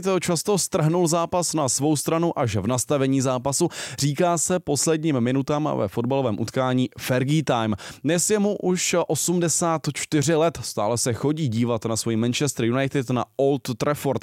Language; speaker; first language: Czech; native; Czech